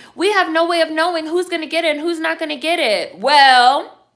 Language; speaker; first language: English; native; English